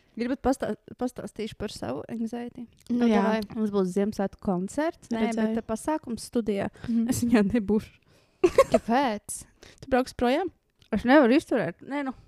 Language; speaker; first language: Latvian; native; Latvian